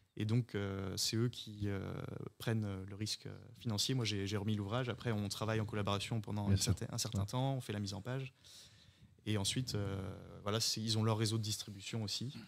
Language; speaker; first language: French; native; French